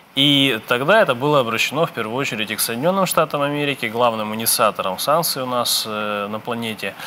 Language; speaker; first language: Russian; native; Russian